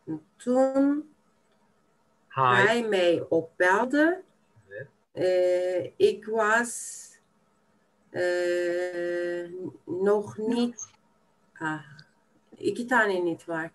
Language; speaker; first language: Dutch; non-native, learner; Turkish